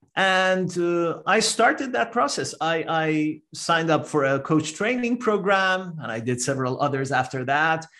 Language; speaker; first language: English; non-native, fluent; Persian